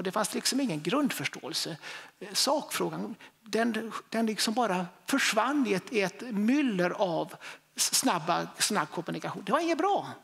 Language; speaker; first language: Swedish; native; Swedish